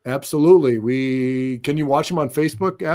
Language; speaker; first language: English; native; English